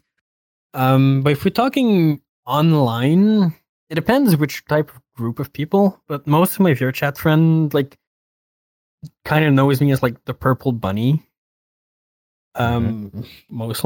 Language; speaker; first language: English; non-native, fluent; French